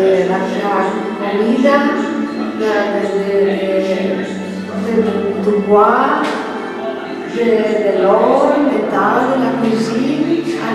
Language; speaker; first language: French; non-native, learner; Spanish